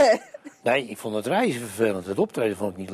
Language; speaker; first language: Dutch; native; Dutch